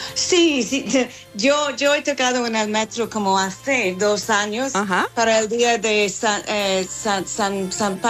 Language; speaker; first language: Spanish; non-native, fluent; English